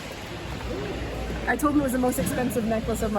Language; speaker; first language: English; native; English